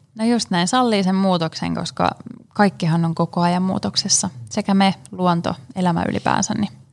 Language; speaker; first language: Finnish; native; Finnish